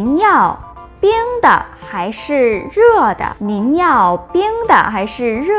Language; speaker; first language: Chinese; non-native, fluent; Korean